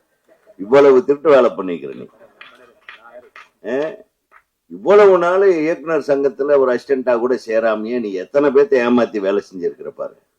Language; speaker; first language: Tamil; native; Tamil